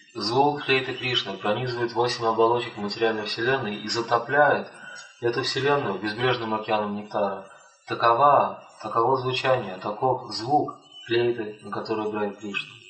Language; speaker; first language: Russian; native; Russian